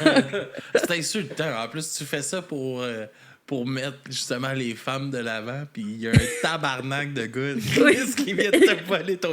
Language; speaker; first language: French; native; French